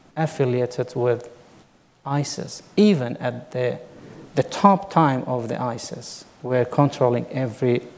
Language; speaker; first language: English; non-native, fluent; Kurdish